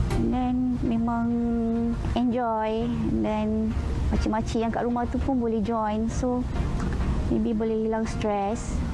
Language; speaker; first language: Malay; native; Malay